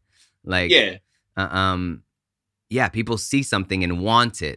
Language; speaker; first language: English; non-native, fluent; Hebrew